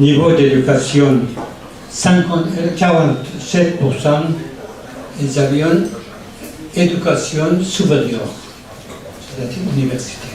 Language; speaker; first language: French; non-native, learner; Persian